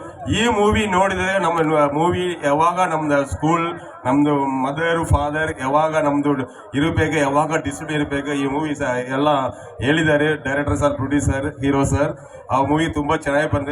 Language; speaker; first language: Kannada; non-native, local second language; Tamil